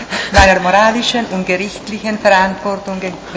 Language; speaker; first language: German; non-native, fluent; Italian